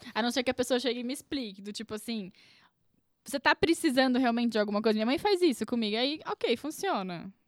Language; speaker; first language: Portuguese; native; Portuguese